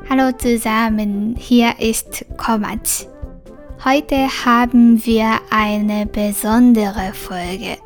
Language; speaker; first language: German; non-native, fluent; Japanese